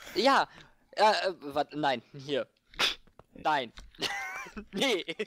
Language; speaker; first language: German; native; German